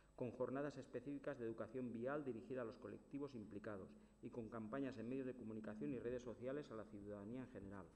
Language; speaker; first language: Spanish; non-native, local second language; Catalan